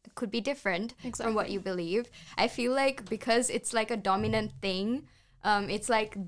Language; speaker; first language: English; non-native, local second language; Sinhala